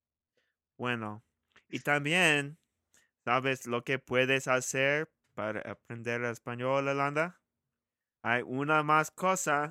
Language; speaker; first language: Spanish; non-native, learner; English